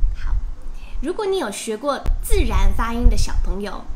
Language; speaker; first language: Chinese; native; Chinese